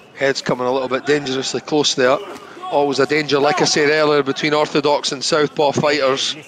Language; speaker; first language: English; native; English